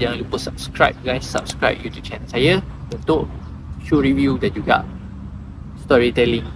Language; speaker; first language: Malay; native; Malay